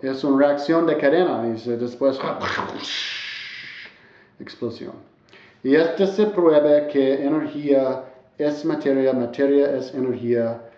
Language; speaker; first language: Spanish; non-native, learner; English